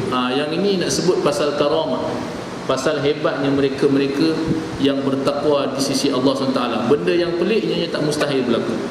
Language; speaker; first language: Malay; native; Malay